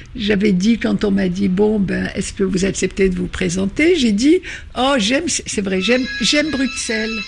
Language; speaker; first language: French; non-native, local second language; Arabic